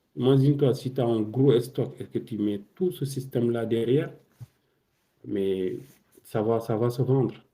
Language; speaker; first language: French; non-native, local second language; Wolof